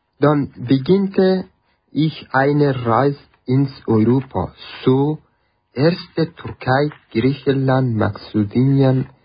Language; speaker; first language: German; non-native, learner; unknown